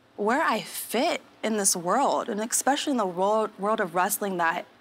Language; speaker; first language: English; native; English